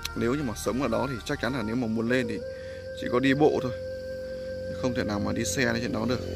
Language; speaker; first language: Vietnamese; native; Vietnamese